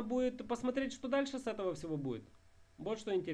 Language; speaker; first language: Russian; native; Russian